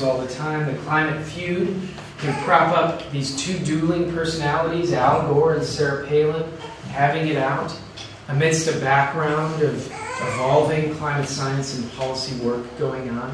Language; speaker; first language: English; native; English